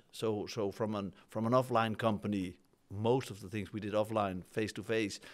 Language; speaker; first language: English; non-native, fluent; Dutch